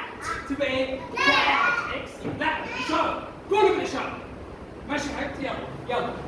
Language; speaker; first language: Arabic; native; Arabic